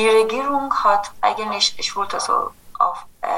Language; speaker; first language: German; non-native, fluent; Kurdish